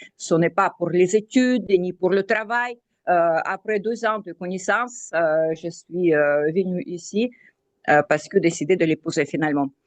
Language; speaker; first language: French; non-native, fluent; Russian